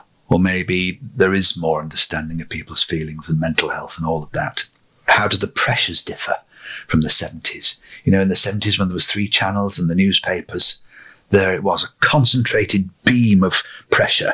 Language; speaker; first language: English; native; English